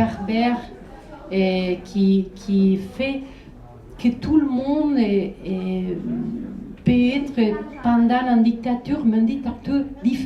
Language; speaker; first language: French; non-native, fluent; Spanish